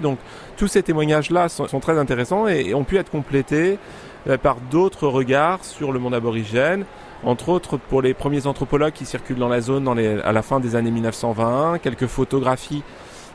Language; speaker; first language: French; native; French